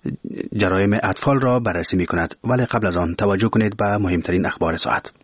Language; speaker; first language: Persian; native; Persian